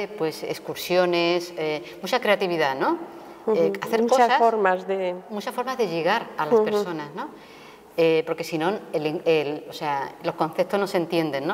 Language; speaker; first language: Spanish; native; Spanish